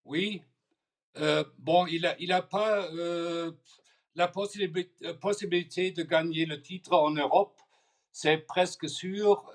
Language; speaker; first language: French; non-native, fluent; German